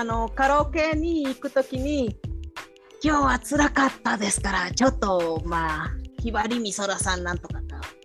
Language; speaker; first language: Japanese; non-native, fluent; Spanish